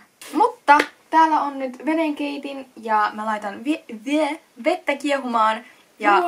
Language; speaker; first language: Finnish; native; Finnish